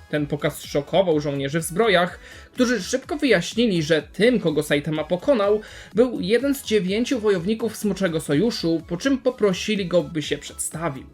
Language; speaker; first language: Polish; native; Polish